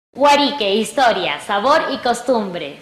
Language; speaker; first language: Spanish; native; Spanish